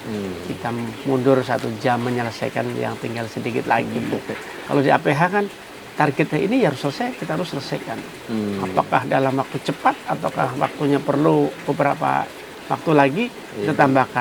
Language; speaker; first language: Indonesian; native; Indonesian